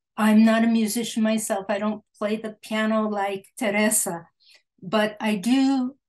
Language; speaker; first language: English; early bilingual, other home language; Spanish